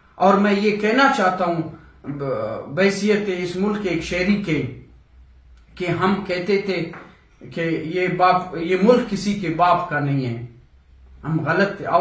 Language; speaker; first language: Urdu; non-native, local second language; Baluchi